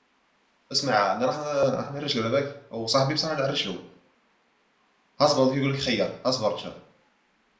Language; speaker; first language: Arabic; native; Arabic